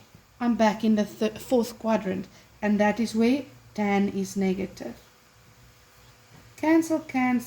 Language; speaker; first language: English; non-native, local second language; Afrikaans